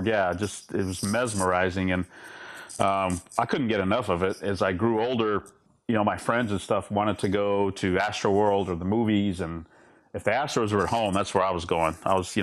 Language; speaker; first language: English; native; English